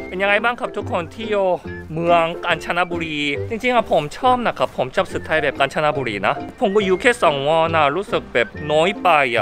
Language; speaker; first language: Thai; non-native, fluent; Korean